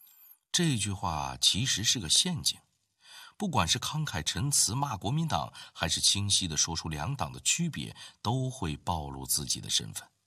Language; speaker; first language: Chinese; native; Chinese